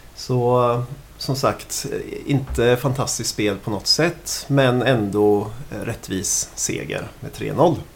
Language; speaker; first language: Swedish; native; Swedish